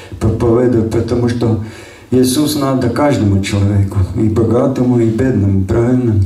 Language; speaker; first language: Russian; non-native, local second language; Latvian